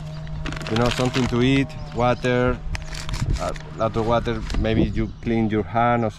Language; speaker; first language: English; non-native, learner; Spanish